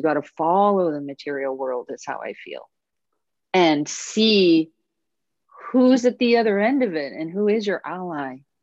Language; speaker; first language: English; native; English